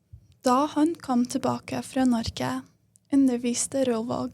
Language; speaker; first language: Norwegian; non-native, fluent; English